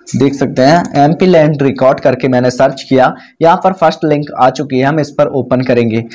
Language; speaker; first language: Hindi; native; Hindi